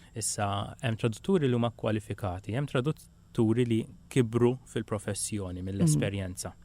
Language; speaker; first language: Maltese; native; Maltese